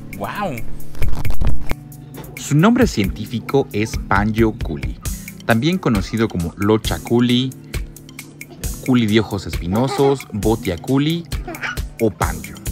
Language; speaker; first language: Spanish; native; Spanish